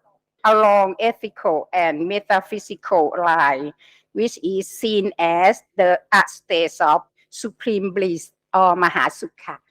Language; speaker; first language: English; non-native, learner; Thai